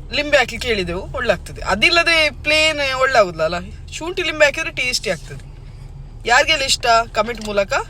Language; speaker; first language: Kannada; native; Kannada